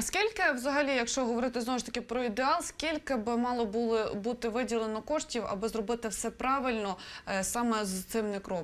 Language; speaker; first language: Ukrainian; native; Ukrainian